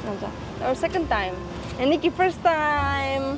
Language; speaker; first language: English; non-native, fluent; Czech